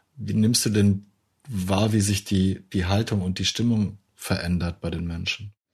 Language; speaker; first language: German; native; German